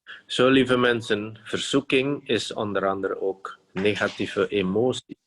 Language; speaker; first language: Dutch; non-native, fluent; Indonesian